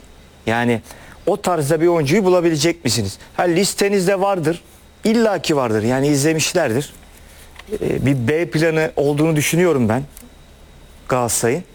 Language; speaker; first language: Turkish; native; Turkish